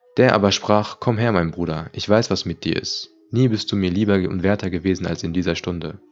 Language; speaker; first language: German; early bilingual, other home language; Turkish